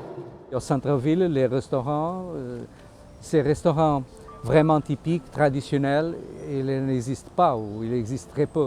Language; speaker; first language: French; non-native, fluent; Portuguese